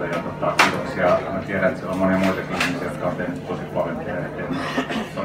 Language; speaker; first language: Finnish; native; Finnish